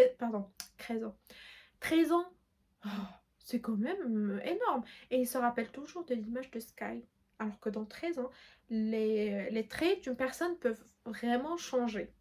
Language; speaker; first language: French; non-native, local second language; Arabic